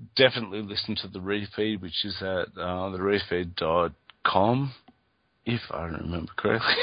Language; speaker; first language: English; native; English